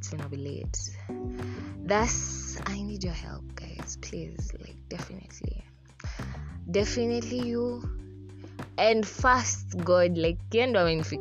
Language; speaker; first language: English; non-native, local second language; Swahili